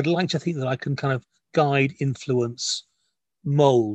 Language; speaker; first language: English; native; English